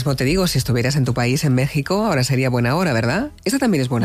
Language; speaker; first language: Spanish; native; Spanish